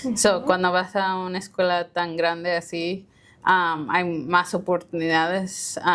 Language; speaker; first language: Spanish; early bilingual, heritage; Spanish